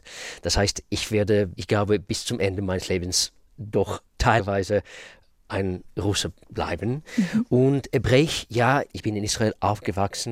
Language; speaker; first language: German; non-native, fluent; Russian